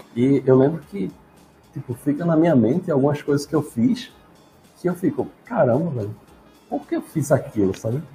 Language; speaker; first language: Portuguese; native; Portuguese